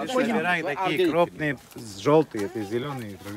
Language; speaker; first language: Russian; non-native, learner; Georgian